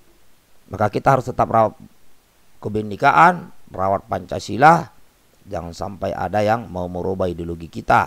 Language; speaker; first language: Indonesian; native; Indonesian